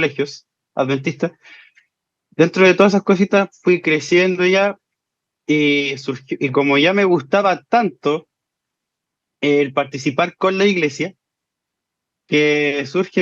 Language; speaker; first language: Spanish; native; Spanish